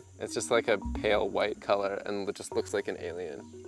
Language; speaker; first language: English; native; English